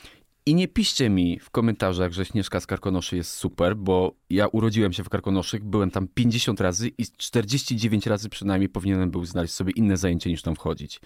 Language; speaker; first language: Polish; native; Polish